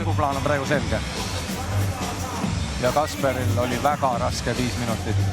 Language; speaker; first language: Estonian; native; Estonian